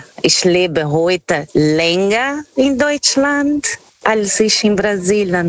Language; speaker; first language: German; non-native, learner; Portuguese